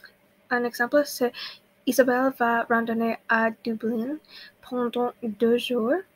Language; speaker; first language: French; non-native, learner; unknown